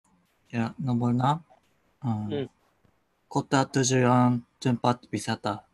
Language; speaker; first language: Indonesian; non-native, learner; Japanese